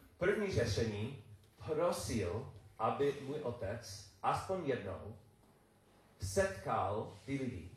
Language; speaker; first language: Czech; non-native, learner; English